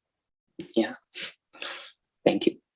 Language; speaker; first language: English; non-native, local second language; Arabic